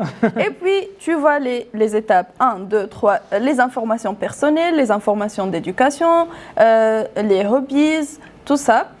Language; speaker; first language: French; non-native, local second language; Arabic